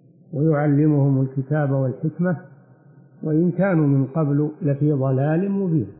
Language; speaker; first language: Arabic; native; Arabic